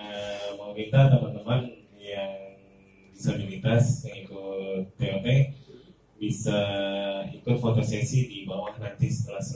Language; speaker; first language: Indonesian; native; Indonesian